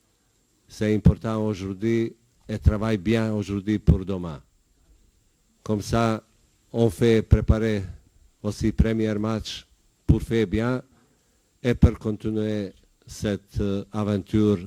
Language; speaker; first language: French; non-native, learner; Bosnian